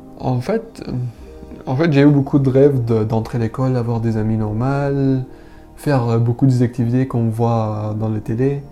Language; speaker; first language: French; non-native, learner; Arabic